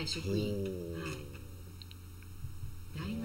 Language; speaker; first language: Japanese; native; Japanese